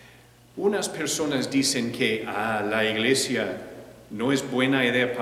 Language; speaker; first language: Spanish; non-native, fluent; English